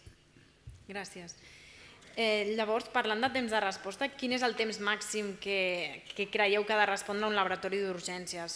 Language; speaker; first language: Catalan; native; Catalan